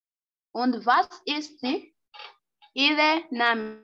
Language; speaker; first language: German; non-native, learner; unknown